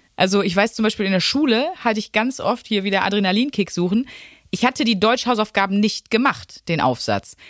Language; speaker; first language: German; native; German